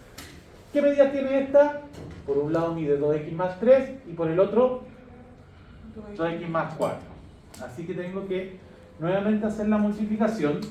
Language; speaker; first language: Spanish; native; Spanish